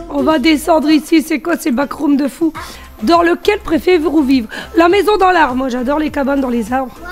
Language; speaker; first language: French; native; French